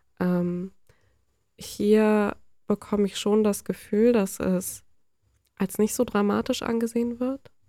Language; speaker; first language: German; native; German